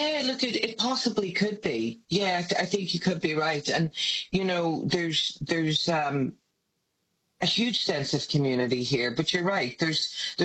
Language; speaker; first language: English; native; English